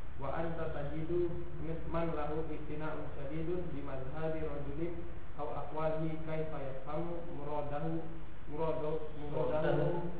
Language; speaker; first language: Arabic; non-native, fluent; Indonesian